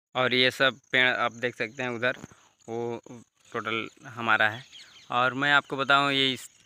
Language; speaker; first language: Hindi; native; Hindi